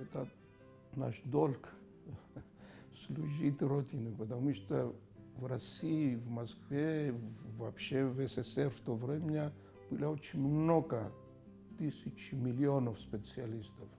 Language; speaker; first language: Russian; non-native, fluent; Greek